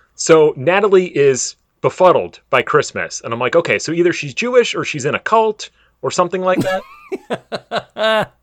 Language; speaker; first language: English; native; English